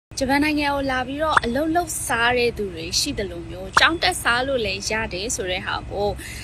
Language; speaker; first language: Burmese; native; Burmese